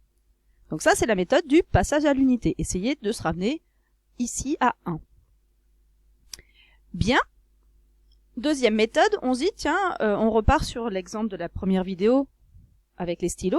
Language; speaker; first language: French; native; French